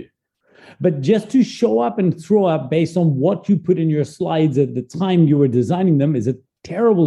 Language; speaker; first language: English; native; English